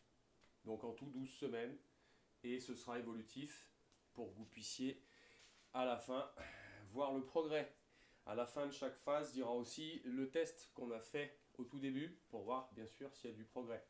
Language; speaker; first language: French; native; French